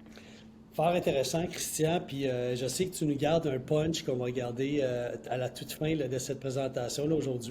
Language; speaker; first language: French; native; French